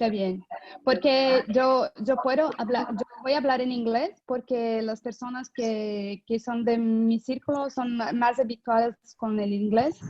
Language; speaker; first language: Spanish; non-native, fluent; Portuguese